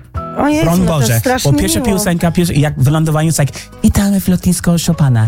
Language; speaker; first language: Polish; non-native, learner; English